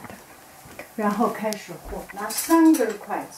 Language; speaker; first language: English; non-native, learner; Chinese